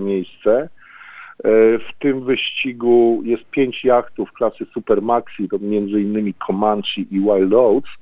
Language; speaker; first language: Polish; native; Polish